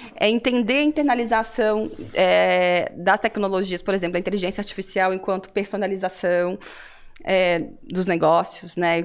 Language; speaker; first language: Portuguese; native; Portuguese